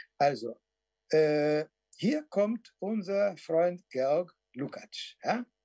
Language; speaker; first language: German; non-native, fluent; Portuguese